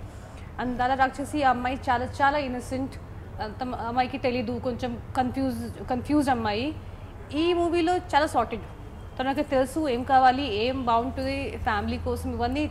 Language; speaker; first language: Telugu; non-native, local second language; Hindi